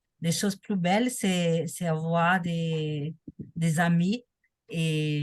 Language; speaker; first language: French; non-native, learner; Portuguese